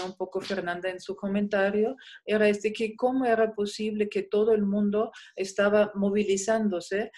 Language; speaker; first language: Spanish; non-native, fluent; German